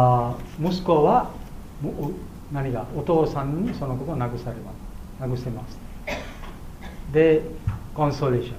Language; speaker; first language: Japanese; non-native, learner; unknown